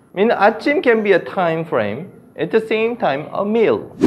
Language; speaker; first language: English; non-native, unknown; Korean